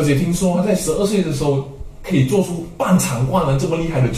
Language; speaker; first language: Chinese; native; Chinese